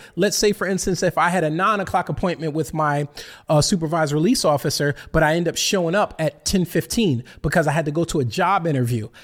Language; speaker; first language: English; native; English